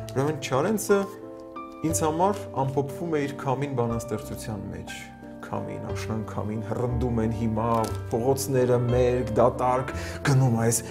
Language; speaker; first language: Armenian; native; Armenian